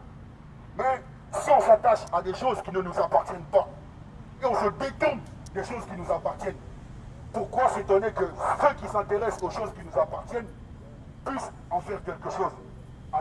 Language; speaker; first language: French; native; French